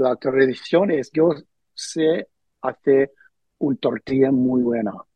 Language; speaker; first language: Spanish; early bilingual, heritage; Spanish